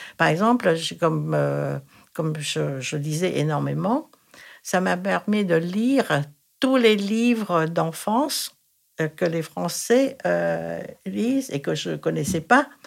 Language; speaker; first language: French; non-native, fluent; Thai